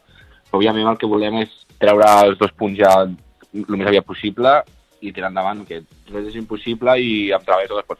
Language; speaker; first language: Spanish; native; Spanish